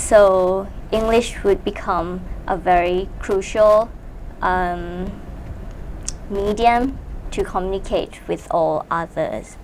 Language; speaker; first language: English; non-native, fluent; Thai